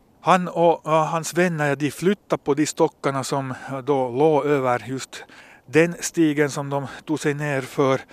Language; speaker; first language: Swedish; native; Swedish